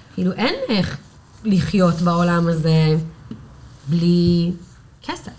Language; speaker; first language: Hebrew; non-native, fluent; English